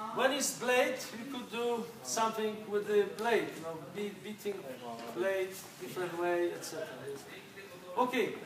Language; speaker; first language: English; non-native, learner; Polish